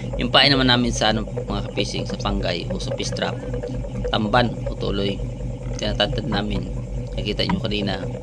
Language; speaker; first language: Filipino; non-native, local second language; Cebuano